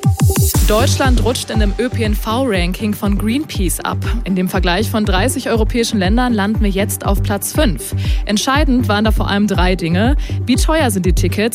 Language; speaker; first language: German; native; German